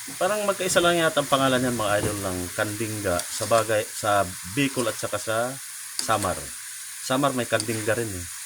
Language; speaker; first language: Filipino; non-native, local second language; Bikol